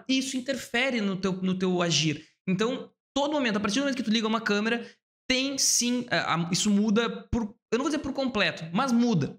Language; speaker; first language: Portuguese; native; Portuguese